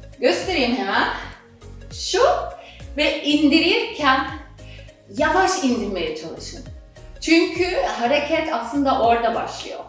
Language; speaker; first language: Turkish; non-native, fluent; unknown